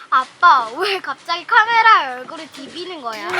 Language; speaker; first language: Korean; native; Korean